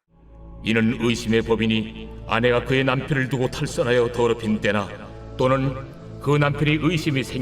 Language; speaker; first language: Korean; native; Korean